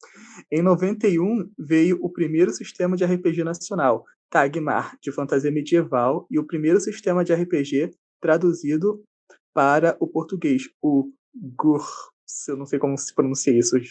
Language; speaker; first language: Portuguese; native; Portuguese